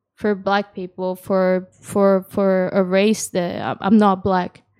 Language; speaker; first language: English; early bilingual, other home language; Japanese